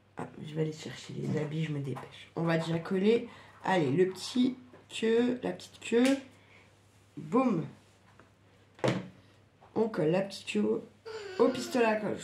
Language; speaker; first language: French; native; French